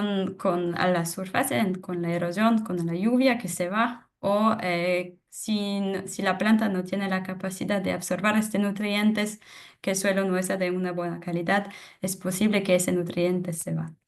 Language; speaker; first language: Spanish; non-native, fluent; French